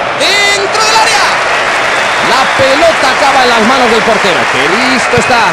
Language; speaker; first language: Spanish; native; Spanish